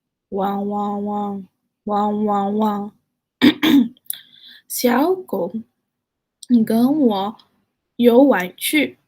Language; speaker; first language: Chinese; non-native, fluent; Malay